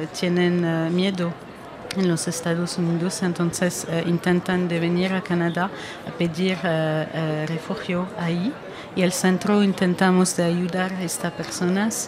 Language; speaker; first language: Spanish; non-native, fluent; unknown